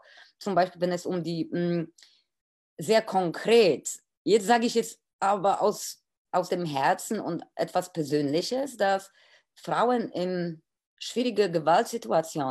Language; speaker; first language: German; non-native, fluent; Polish